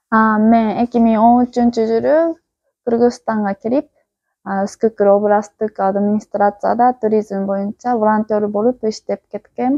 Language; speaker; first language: Kyrgyz; non-native, fluent; Japanese